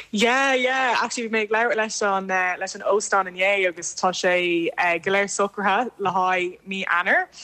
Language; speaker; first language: Irish; non-native, local second language; English